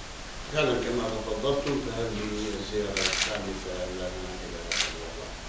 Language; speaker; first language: Arabic; native; Arabic